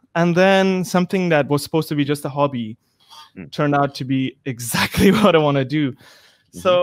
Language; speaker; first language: English; non-native, fluent; Persian